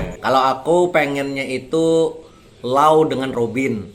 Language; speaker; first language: Indonesian; native; Indonesian